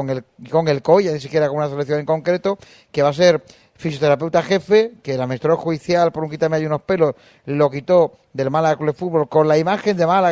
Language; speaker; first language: Spanish; native; Spanish